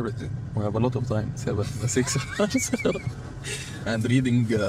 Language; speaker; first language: English; non-native, fluent; Arabic